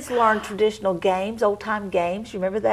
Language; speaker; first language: English; native; English